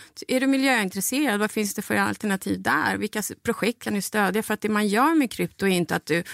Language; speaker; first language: Swedish; non-native, fluent; Spanish